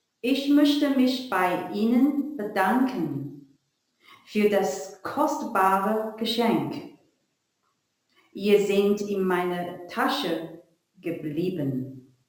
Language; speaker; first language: German; non-native, learner; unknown